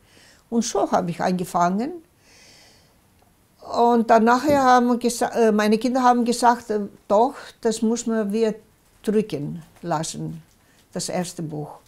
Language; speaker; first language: German; non-native, local second language; Greek